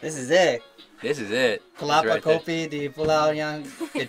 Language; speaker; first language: Indonesian; non-native, learner; English